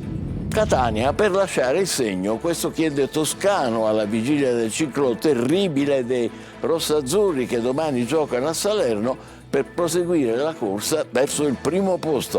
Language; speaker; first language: Italian; native; Italian